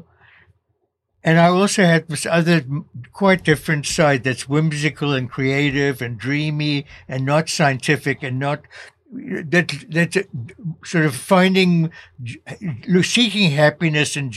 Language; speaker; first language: English; native; English